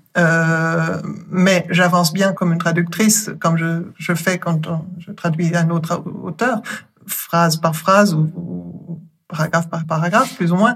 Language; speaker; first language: French; non-native, fluent; German